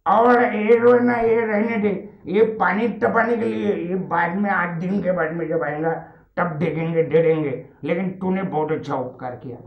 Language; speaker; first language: Hindi; non-native, local second language; Marathi